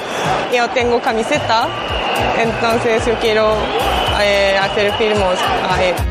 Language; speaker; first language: Spanish; non-native, learner; Japanese